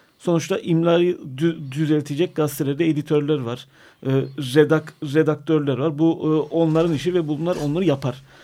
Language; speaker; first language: Turkish; non-native, local second language; Armenian